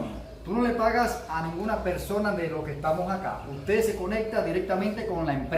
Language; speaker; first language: Spanish; native; Spanish